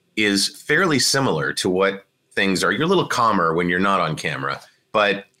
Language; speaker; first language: English; native; English